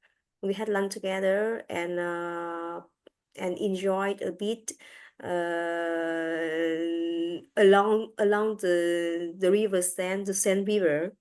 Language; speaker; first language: English; non-native, learner; French